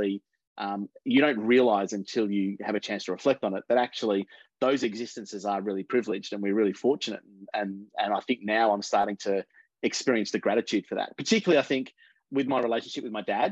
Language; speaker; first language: English; native; English